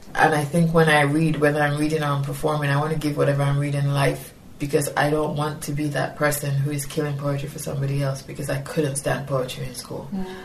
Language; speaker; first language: English; non-native, local second language; Yoruba